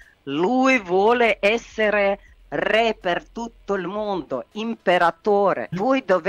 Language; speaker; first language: Italian; non-native, learner; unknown